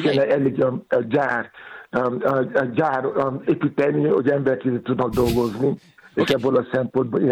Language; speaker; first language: Hungarian; non-native, fluent; Yoruba